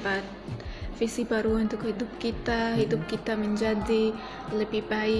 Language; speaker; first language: Indonesian; non-native, learner; Arabic